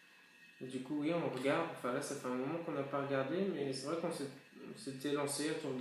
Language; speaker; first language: French; native; French